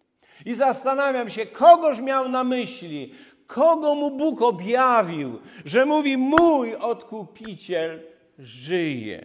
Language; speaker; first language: Polish; native; Polish